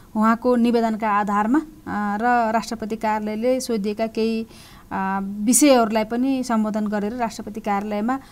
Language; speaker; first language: Nepali; native; Nepali